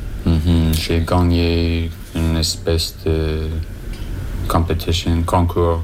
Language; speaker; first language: French; non-native, learner; English